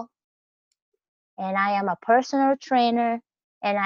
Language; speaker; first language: English; non-native, fluent; Japanese